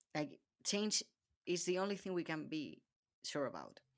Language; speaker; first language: English; non-native, fluent; Spanish